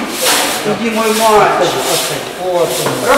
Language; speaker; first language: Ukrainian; non-native, local second language; Russian